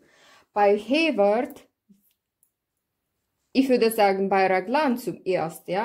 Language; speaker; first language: German; non-native, learner; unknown